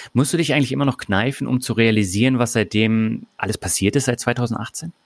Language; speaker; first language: German; native; German